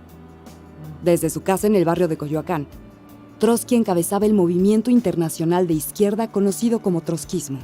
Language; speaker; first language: Spanish; native; Spanish